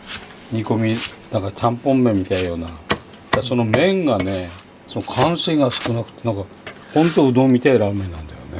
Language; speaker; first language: Japanese; native; Japanese